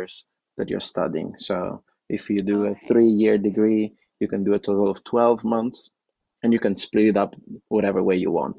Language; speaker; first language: English; non-native, fluent; Italian